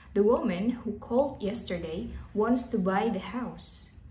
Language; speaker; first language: English; non-native, fluent; Indonesian